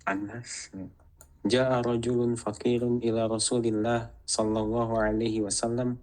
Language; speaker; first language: Arabic; non-native, learner; Indonesian